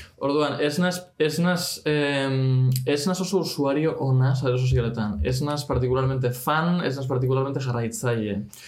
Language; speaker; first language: Basque; non-native, local second language; Spanish